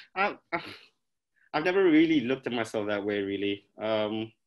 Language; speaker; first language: English; non-native, local second language; Malay